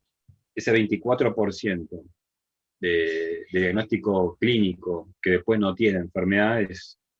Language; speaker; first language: Spanish; native; Spanish